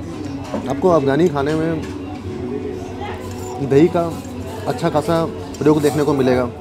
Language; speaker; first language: Hindi; native; Hindi